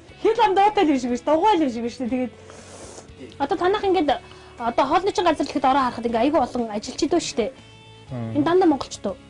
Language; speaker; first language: Mongolian; native; Mongolian